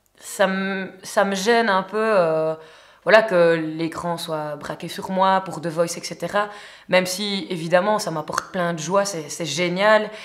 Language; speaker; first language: French; native; French